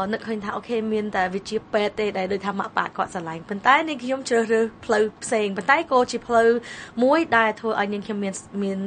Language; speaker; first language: Khmer; early bilingual, heritage; Khmer